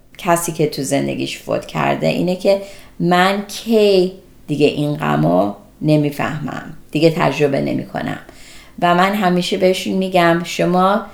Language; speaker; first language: Persian; early bilingual, heritage; Persian